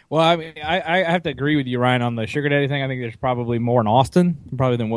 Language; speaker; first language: English; native; English